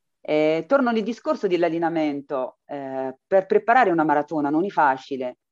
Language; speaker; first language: Italian; non-native, fluent; Arabic